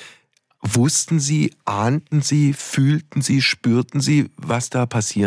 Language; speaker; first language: German; native; German